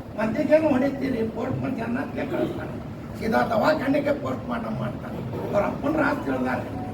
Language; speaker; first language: Kannada; non-native, local second language; Urdu